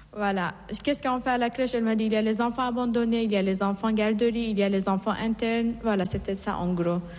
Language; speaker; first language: French; non-native, fluent; Persian